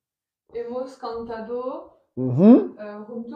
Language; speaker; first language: Spanish; non-native, learner; French